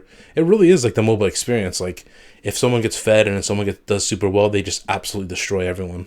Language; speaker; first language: English; native; English